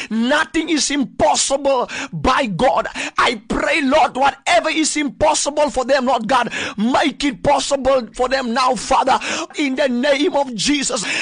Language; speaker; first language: English; non-native, local second language; Afrikaans